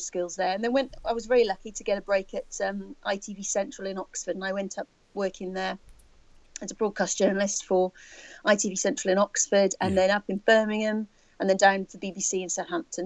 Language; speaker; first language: English; native; English